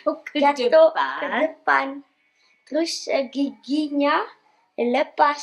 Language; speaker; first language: Indonesian; early bilingual, heritage; Dutch